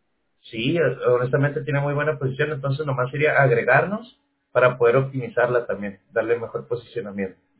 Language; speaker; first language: Spanish; native; Spanish